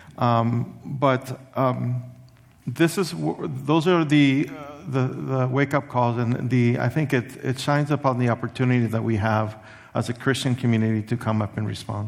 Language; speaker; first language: English; early bilingual, other home language; Spanish